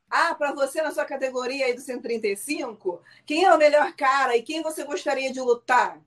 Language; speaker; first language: Portuguese; native; Portuguese